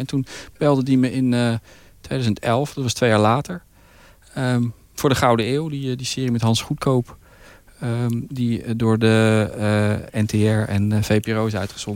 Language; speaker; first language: Dutch; native; Dutch